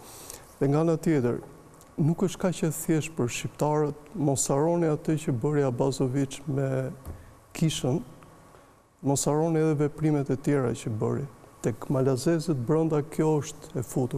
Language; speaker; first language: Albanian; native; Albanian